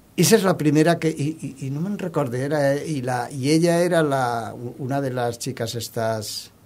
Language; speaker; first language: Catalan; non-native, local second language; Spanish